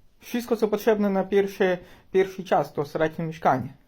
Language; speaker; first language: Polish; non-native, learner; Ukrainian